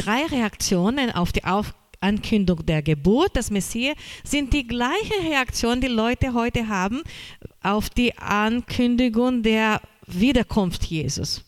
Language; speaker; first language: German; non-native, fluent; Portuguese